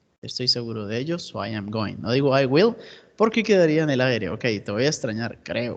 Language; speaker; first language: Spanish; native; Spanish